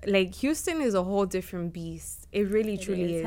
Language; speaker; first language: English; native; English